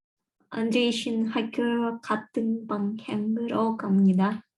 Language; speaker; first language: Korean; non-native, learner; Russian